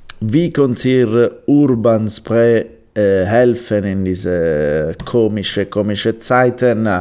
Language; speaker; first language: German; non-native, learner; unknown